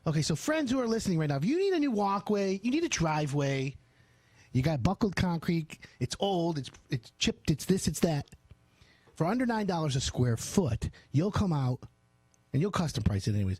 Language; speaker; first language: English; native; English